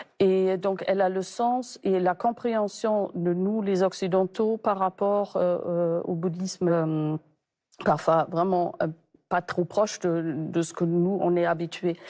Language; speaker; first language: French; non-native, fluent; German